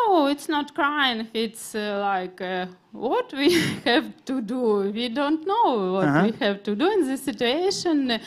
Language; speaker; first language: English; non-native, learner; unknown